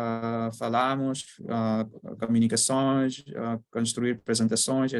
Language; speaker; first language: Portuguese; non-native, learner; Bangla